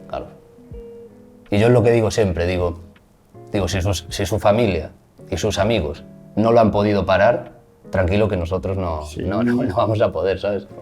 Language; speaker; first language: Spanish; native; Spanish